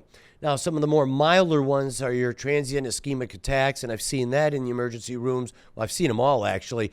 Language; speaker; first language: English; native; English